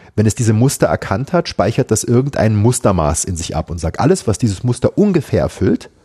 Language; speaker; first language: German; native; German